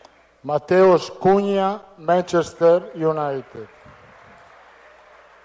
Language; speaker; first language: Portuguese; non-native, fluent; Italian